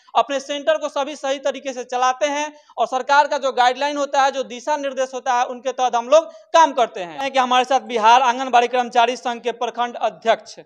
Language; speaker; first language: Hindi; native; Hindi